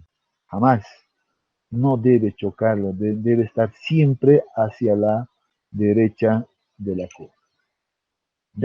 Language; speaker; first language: Spanish; native; Spanish